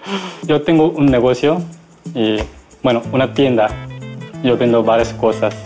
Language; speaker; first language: Spanish; non-native, learner; Korean